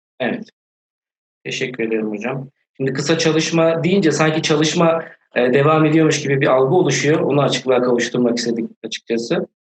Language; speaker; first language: Turkish; native; Turkish